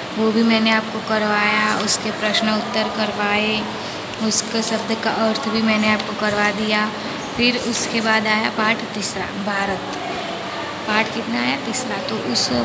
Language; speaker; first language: Hindi; non-native, local second language; Gujarati